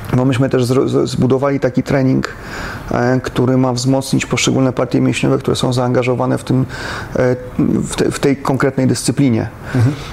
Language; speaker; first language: Polish; native; Polish